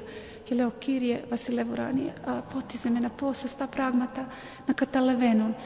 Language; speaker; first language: Greek; non-native, fluent; Serbian